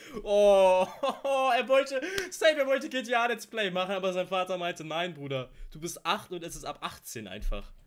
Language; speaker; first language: German; native; German